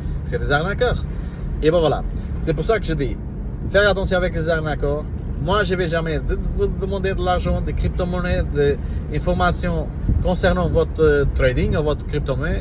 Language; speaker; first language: French; non-native, fluent; Portuguese